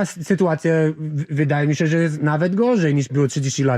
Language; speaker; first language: Polish; non-native, fluent; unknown